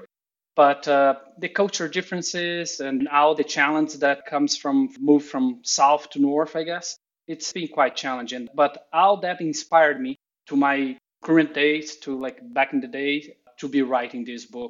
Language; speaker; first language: English; non-native, fluent; Portuguese